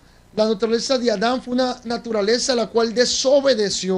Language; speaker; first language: Spanish; native; Spanish